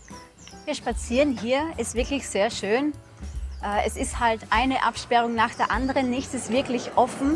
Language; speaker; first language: German; native; German